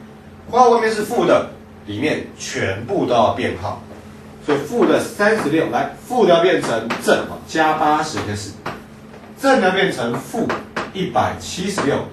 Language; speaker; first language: Chinese; native; Chinese